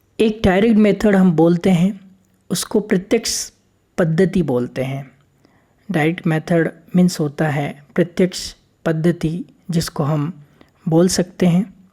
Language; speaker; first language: Hindi; native; Hindi